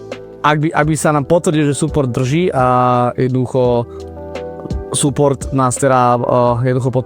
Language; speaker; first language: Slovak; native; Slovak